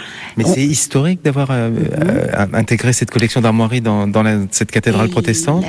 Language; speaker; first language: French; native; French